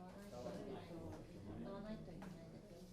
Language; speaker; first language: Japanese; non-native, learner; English